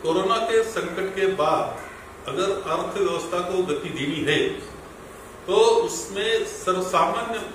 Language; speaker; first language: Hindi; non-native, local second language; Marathi